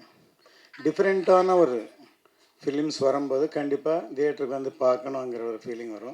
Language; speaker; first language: Tamil; native; Tamil